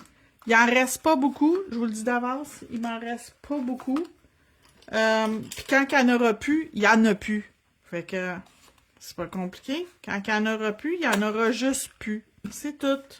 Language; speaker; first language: French; native; French